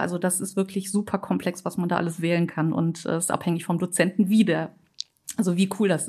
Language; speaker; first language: German; native; German